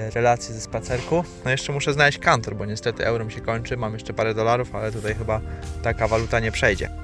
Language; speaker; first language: Polish; native; Polish